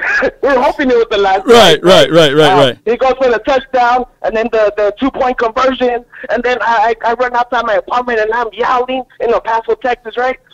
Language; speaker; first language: English; native; English